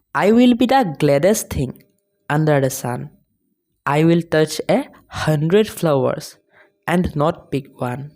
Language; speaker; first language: English; non-native, local second language; Assamese